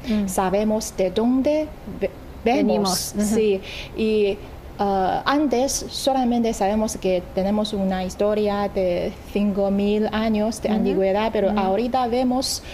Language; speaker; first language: Spanish; non-native, fluent; Chinese